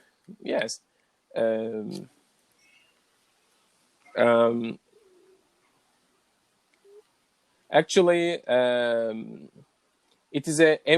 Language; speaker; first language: English; non-native, learner; Turkish